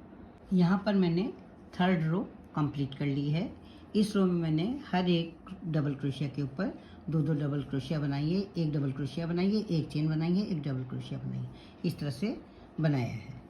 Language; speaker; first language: Hindi; native; Hindi